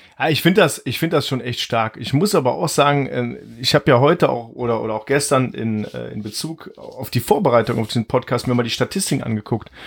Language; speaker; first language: German; native; German